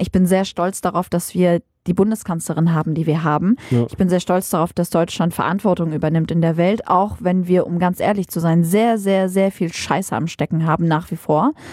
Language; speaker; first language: German; early bilingual, other home language; Arabic